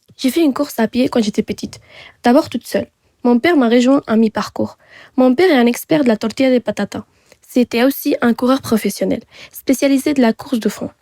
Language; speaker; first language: French; non-native, fluent; Tachelhit